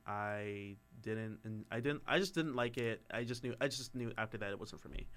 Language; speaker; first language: English; native; English